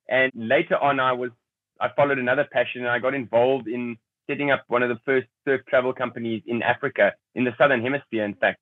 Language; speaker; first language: English; native; English